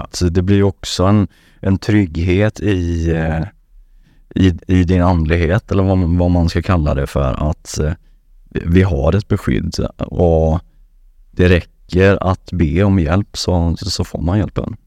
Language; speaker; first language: Swedish; native; Swedish